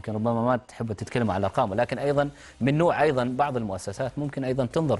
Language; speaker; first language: Arabic; native; Arabic